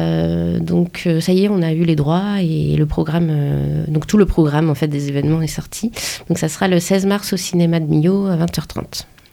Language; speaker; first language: French; native; French